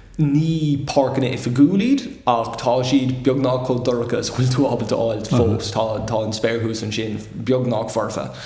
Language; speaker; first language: Irish; non-native, local second language; English